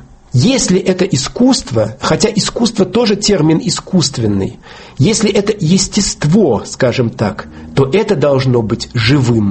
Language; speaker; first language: Russian; native; Russian